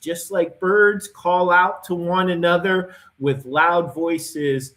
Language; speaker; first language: English; native; English